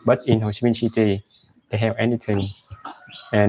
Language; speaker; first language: English; non-native, learner; Vietnamese